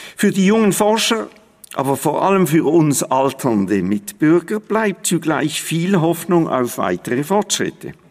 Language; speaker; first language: German; native; German